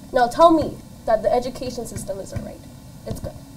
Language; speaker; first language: English; native; English